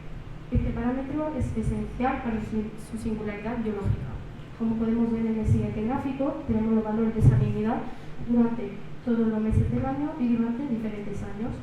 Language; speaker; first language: Spanish; early bilingual, other home language; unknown